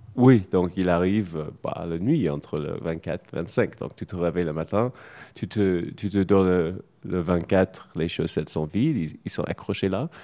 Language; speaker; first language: French; non-native, fluent; English